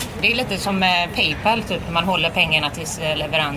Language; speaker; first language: Swedish; native; Swedish